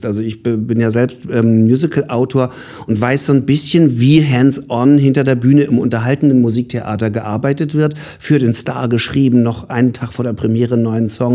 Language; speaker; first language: German; native; German